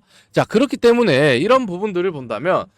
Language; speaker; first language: Korean; native; Korean